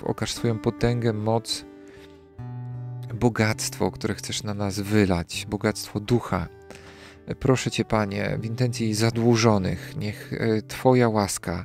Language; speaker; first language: Polish; native; Polish